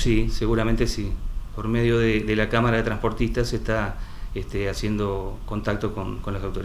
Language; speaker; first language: Spanish; native; Spanish